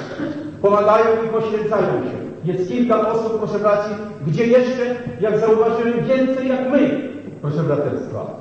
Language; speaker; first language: Polish; native; Polish